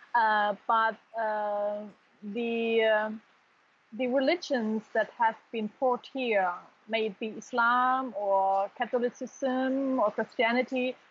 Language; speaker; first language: English; non-native, fluent; German